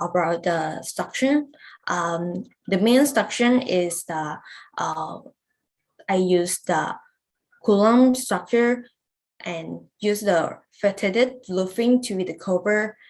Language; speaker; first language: English; non-native, learner; Lao